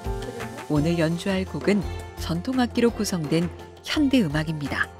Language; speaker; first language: Korean; native; Korean